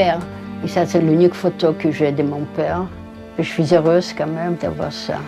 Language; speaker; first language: French; non-native, fluent; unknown